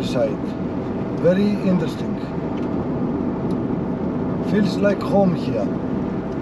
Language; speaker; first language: English; non-native, learner; Greek